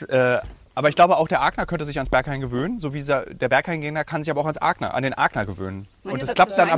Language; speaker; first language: German; native; German